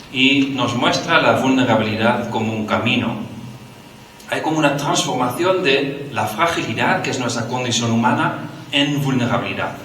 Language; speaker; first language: Spanish; non-native, fluent; Dutch